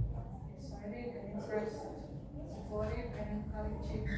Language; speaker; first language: English; non-native, fluent; Indonesian